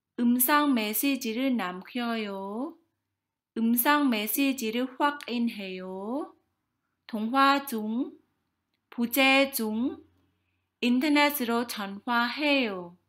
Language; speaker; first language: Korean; non-native, fluent; Khmer